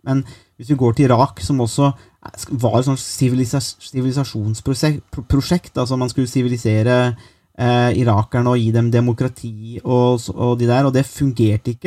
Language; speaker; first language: Norwegian; native; Norwegian